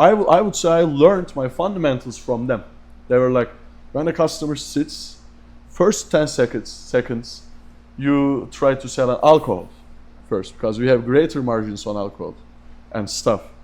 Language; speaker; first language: English; non-native, fluent; Turkish